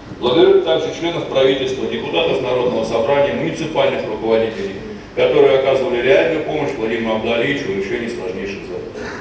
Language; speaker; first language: Russian; native; Russian